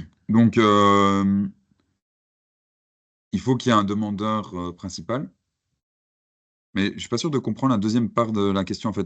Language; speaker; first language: French; native; French